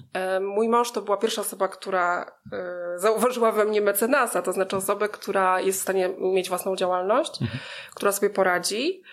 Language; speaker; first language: Polish; native; Polish